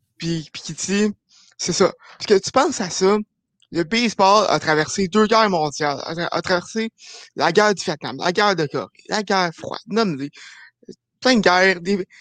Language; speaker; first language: French; native; French